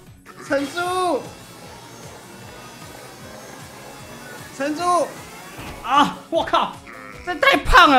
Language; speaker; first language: Chinese; native; Chinese